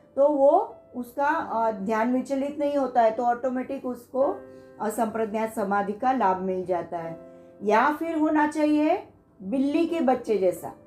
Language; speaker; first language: Hindi; non-native, local second language; Marathi